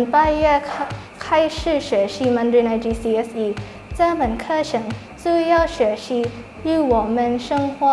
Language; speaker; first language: Chinese; non-native, learner; Thai